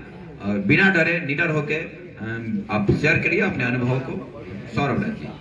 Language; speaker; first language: Hindi; native; Hindi